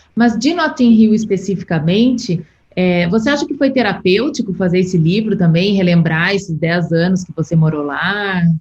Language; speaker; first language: Portuguese; native; Portuguese